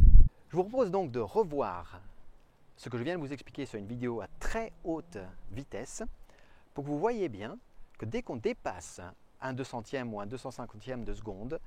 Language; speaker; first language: French; native; French